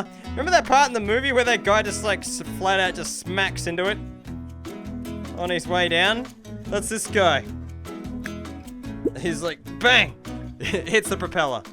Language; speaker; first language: English; native; English